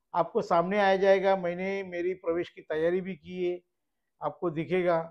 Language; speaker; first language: Hindi; non-native, local second language; Marathi